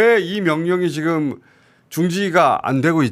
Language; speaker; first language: Korean; native; Korean